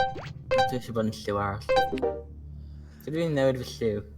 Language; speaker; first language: Welsh; non-native, local second language; English